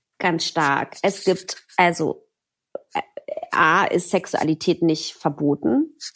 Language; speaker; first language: German; native; German